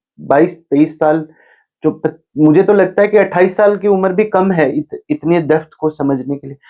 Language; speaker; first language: Hindi; native; Hindi